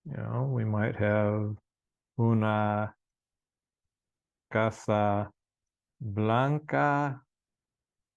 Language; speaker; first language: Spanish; non-native, fluent; English